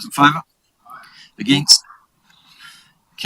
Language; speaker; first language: English; native; English